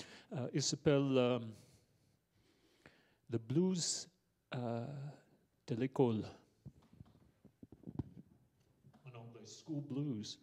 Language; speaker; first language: French; non-native, learner; English